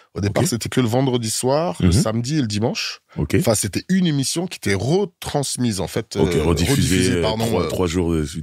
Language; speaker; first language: French; early bilingual, heritage; French